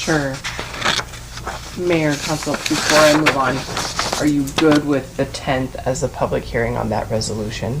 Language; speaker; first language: English; native; English